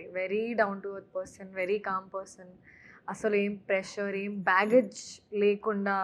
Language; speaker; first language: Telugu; non-native, fluent; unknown